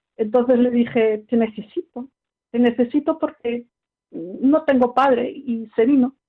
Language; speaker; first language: Spanish; early bilingual, heritage; French